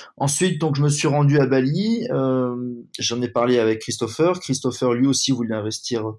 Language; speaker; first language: French; native; French